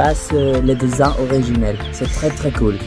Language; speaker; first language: French; non-native, fluent; Spanish